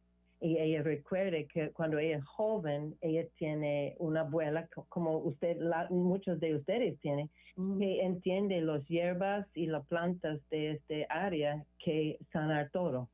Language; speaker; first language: Spanish; non-native, learner; English